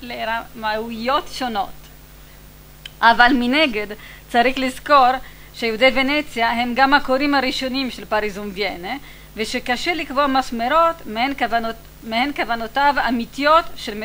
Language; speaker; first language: Hebrew; non-native, fluent; Italian